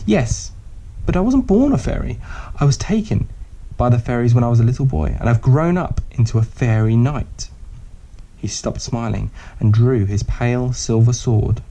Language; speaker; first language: English; native; English